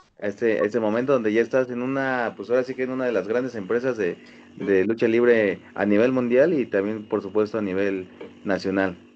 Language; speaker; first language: Spanish; native; Spanish